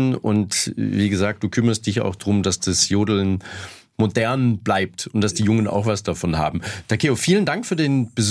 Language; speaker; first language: German; native; German